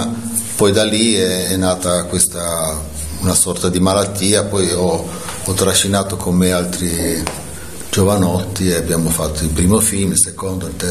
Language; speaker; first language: Italian; native; Italian